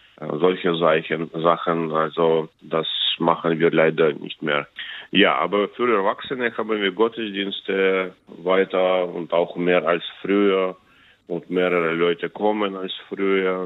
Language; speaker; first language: German; non-native, learner; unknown